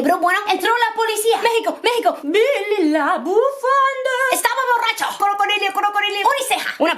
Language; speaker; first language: Spanish; non-native, fluent; English